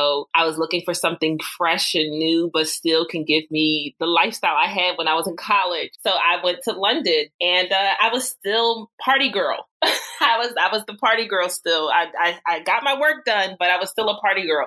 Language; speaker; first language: English; native; English